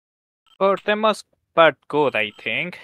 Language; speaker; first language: English; native; English